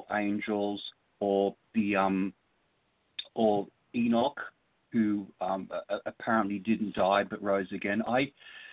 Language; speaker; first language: English; native; English